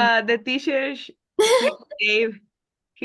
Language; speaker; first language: English; non-native, learner; Spanish